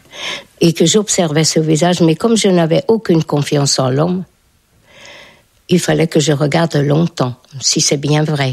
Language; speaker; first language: French; non-native, fluent; Hungarian